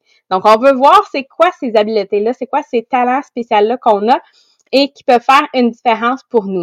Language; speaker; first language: French; native; French